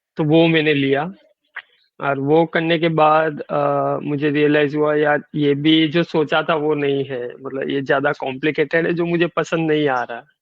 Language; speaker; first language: Hindi; non-native, local second language; Gujarati